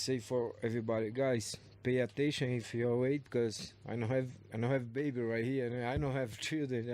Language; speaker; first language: English; non-native, learner; Portuguese